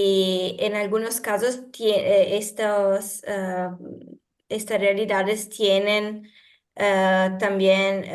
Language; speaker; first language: Spanish; non-native, fluent; Italian